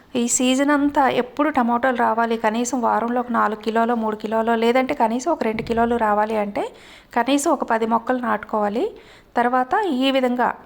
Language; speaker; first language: Telugu; native; Telugu